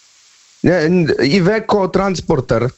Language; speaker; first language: German; non-native, learner; Polish